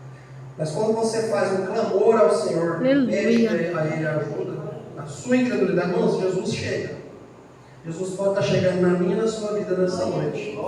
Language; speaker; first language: Portuguese; native; Portuguese